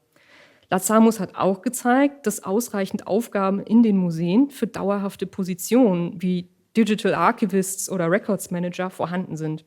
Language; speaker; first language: German; native; German